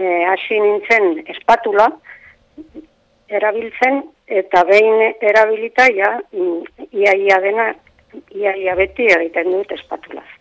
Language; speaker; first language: Basque; non-native, local second language; Spanish